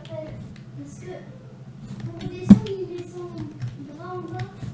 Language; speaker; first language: French; native; French